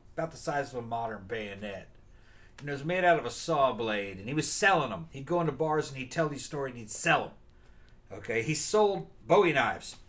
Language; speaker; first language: English; native; English